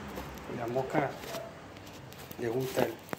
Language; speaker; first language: Spanish; native; Spanish